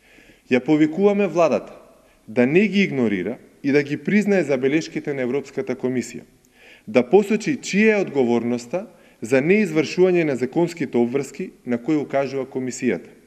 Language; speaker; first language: Macedonian; native; Macedonian